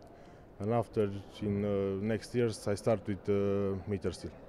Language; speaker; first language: English; non-native, learner; Romanian